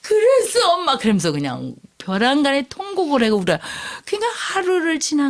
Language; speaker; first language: Korean; native; Korean